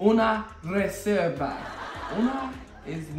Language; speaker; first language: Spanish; non-native, learner; English